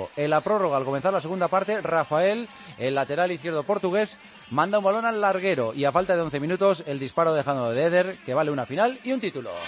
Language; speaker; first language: Spanish; native; Spanish